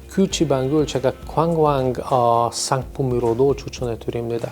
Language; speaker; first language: Korean; non-native, fluent; Hungarian